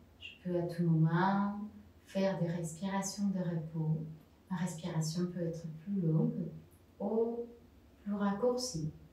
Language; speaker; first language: French; non-native, fluent; Spanish